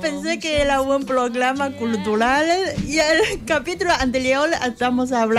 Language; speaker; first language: Spanish; non-native, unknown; Chinese